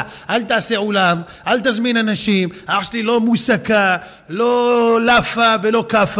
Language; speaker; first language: Hebrew; native; Hebrew